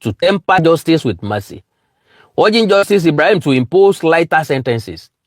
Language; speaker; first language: English; non-native, local second language; Yoruba